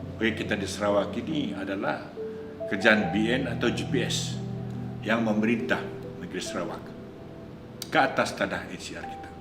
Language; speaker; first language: Malay; non-native, local second language; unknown